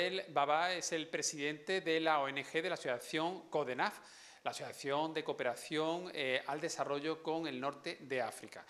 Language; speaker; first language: Spanish; native; Spanish